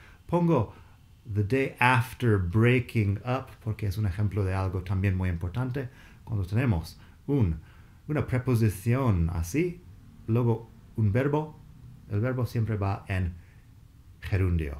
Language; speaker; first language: Spanish; non-native, fluent; English